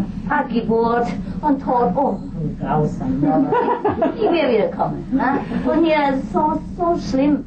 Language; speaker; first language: German; non-native, learner; Vietnamese